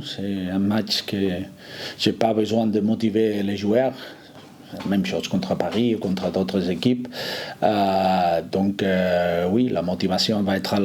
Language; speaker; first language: French; non-native, fluent; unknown